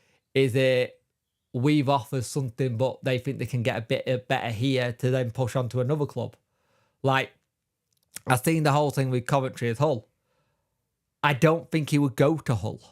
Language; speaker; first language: English; native; English